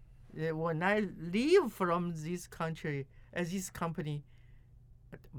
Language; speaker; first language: English; non-native, learner; Chinese